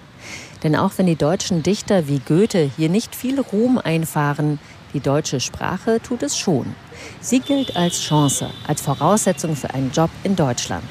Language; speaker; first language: German; native; German